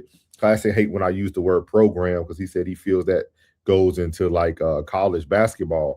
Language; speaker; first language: English; native; English